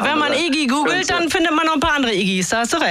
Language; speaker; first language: German; native; German